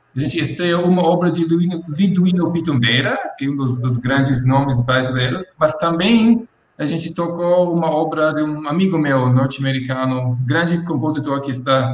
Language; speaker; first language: Portuguese; non-native, fluent; English